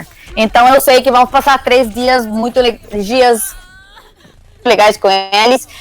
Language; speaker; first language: Portuguese; non-native, learner; Spanish